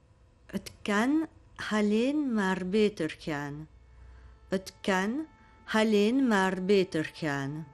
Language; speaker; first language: Dutch; non-native, local second language; French